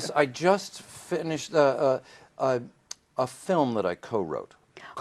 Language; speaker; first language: English; native; English